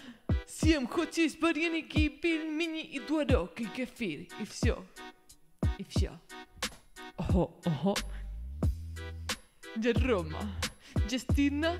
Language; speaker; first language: Russian; non-native, learner; Spanish